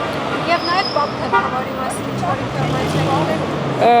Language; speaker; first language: Armenian; native; Armenian